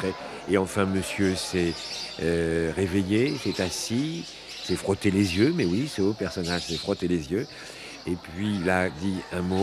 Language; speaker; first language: French; native; French